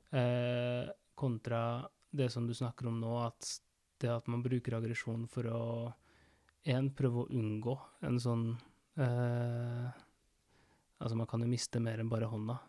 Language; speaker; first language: Norwegian; early bilingual, other home language; Spanish